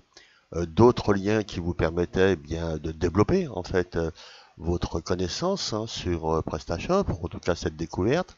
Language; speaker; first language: French; native; French